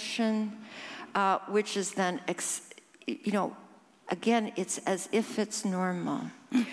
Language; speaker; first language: English; early bilingual, other home language; Norwegian